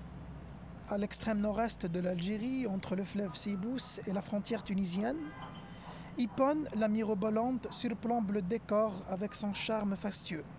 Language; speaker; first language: French; non-native, local second language; Arabic